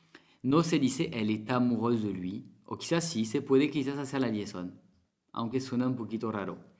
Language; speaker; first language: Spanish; non-native, fluent; French